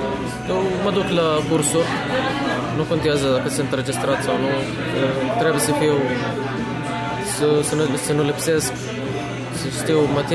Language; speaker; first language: Romanian; early bilingual, heritage; Romanian